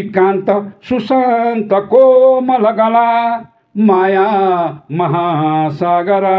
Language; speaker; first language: Nepali; native; Nepali